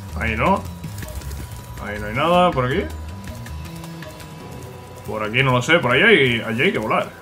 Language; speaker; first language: Spanish; native; Spanish